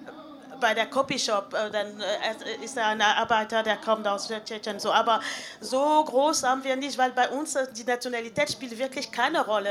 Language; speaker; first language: German; non-native, fluent; French